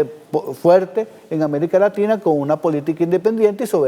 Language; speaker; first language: Spanish; native; Spanish